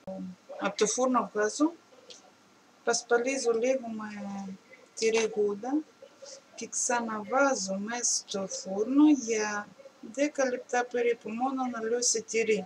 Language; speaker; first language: Greek; non-native, learner; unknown